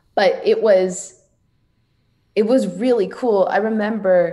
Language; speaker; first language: English; native; English